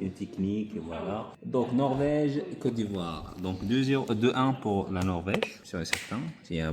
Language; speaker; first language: French; non-native, local second language; Arabic